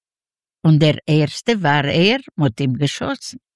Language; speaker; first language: German; non-native, learner; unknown